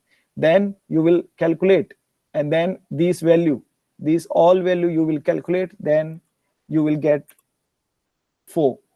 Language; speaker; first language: English; non-native, learner; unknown